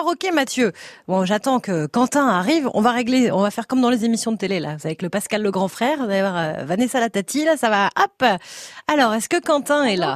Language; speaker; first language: French; native; French